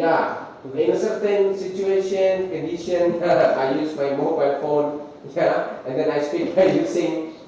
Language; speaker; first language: English; non-native, fluent; Indonesian